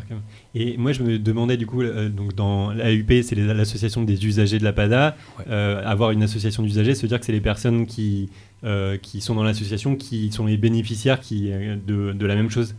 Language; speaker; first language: French; native; French